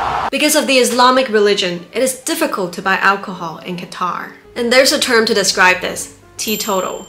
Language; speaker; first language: English; non-native, local second language; Cantonese